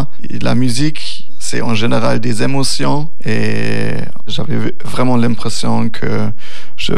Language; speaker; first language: French; non-native, learner; German